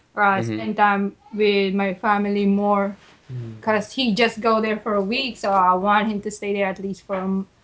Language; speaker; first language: English; non-native, local second language; Filipino